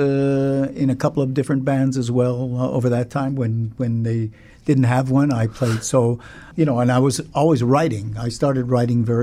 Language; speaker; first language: English; native; English